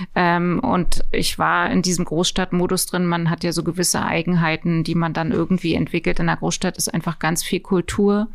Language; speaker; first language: German; native; German